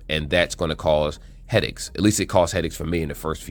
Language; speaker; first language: English; native; English